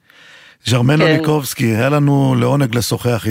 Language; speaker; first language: Hebrew; native; Hebrew